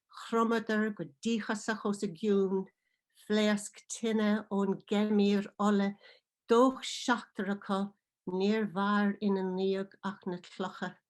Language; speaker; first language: Irish; non-native, local second language; English